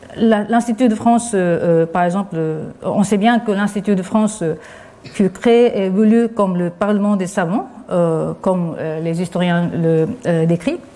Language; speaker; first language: French; non-native, fluent; Japanese